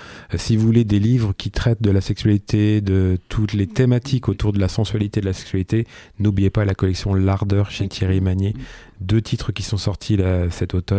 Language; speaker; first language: French; native; French